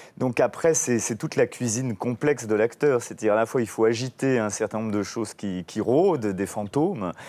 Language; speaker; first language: French; native; French